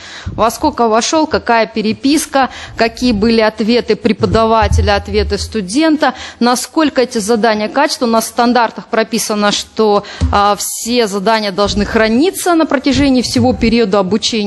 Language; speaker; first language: Russian; native; Russian